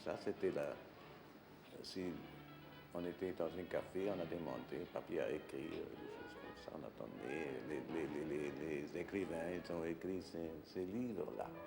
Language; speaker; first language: French; non-native, fluent; German